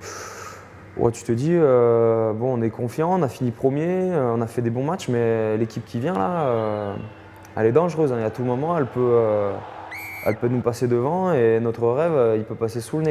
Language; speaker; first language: French; native; French